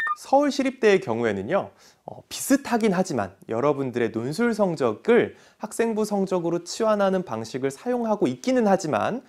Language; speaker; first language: Korean; native; Korean